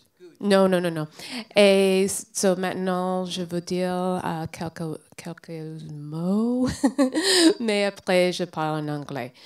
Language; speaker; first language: French; non-native, learner; English